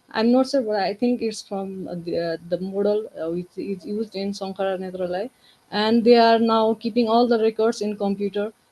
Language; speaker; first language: English; non-native, local second language; Nepali